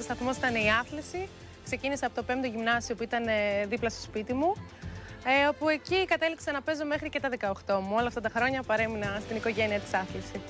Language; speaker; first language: Greek; native; Greek